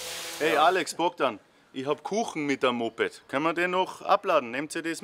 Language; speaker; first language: German; non-native, local second language; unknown